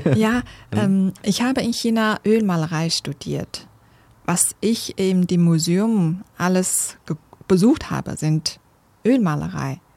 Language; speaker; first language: German; non-native, fluent; Chinese